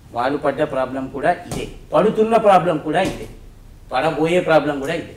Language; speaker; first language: Telugu; native; Telugu